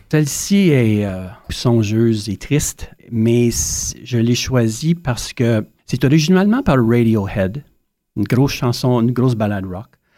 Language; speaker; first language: French; native; French